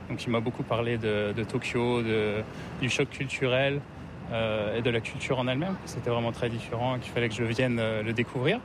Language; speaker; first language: French; native; French